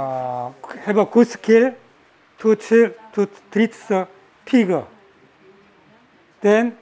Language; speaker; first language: English; non-native, learner; Korean